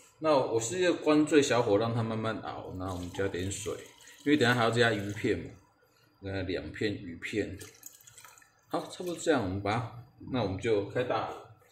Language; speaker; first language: Chinese; native; Chinese